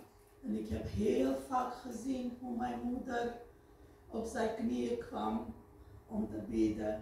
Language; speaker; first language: Dutch; non-native, fluent; Armenian